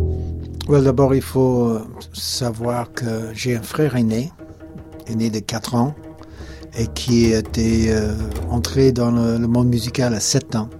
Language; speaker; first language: French; non-native, fluent; English